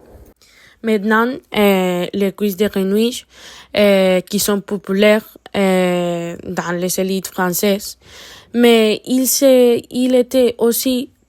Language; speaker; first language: French; non-native, learner; Spanish